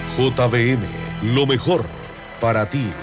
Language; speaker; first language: Spanish; native; Spanish